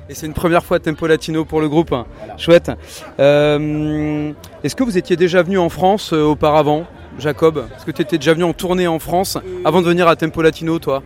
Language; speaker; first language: French; native; French